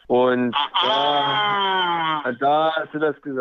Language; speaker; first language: German; native; German